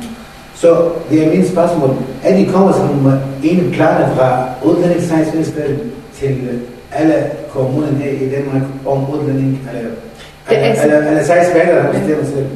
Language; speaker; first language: Danish; non-native, learner; Arabic